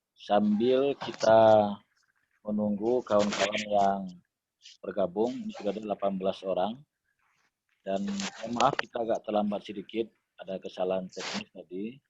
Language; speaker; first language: Indonesian; non-native, local second language; Minangkabau